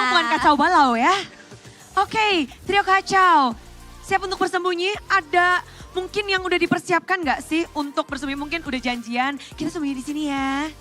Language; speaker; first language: Indonesian; native; Indonesian